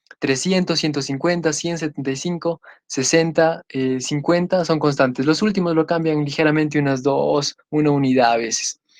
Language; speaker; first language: Spanish; native; Spanish